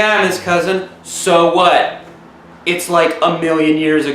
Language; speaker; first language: English; native; English